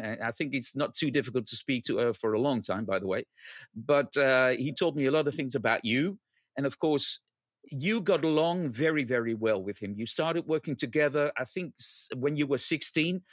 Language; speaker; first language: English; non-native, fluent; Dutch